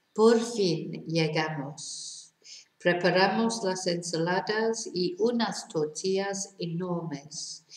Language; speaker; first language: Spanish; non-native, fluent; English